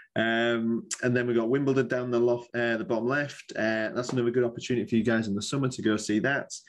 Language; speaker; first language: English; native; English